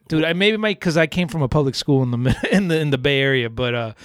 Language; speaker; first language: English; early bilingual, other home language; Spanish